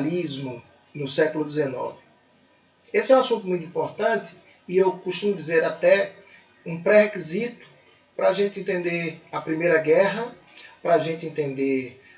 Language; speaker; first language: Portuguese; native; Portuguese